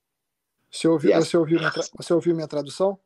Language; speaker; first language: Portuguese; native; Portuguese